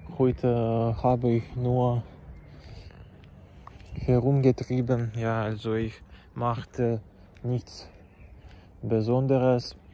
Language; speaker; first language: German; non-native, learner; Czech